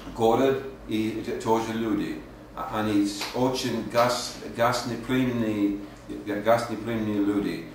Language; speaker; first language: Russian; non-native, learner; English